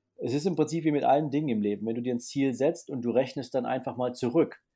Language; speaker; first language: German; native; German